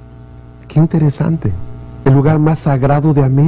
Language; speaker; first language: Spanish; native; Spanish